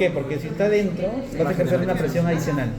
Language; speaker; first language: Spanish; native; Spanish